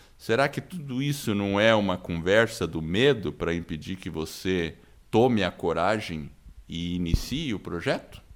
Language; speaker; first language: Portuguese; non-native, fluent; English